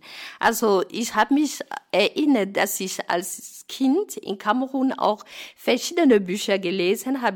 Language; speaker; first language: German; non-native, fluent; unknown